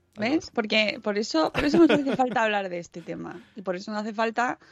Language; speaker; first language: Spanish; native; Spanish